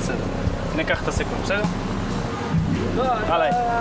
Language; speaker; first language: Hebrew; non-native, fluent; Portuguese